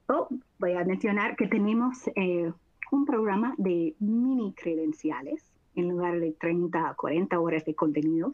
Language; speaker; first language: Spanish; non-native, fluent; English